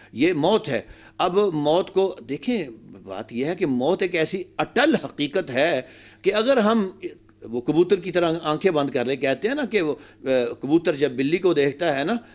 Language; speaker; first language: Urdu; native; Urdu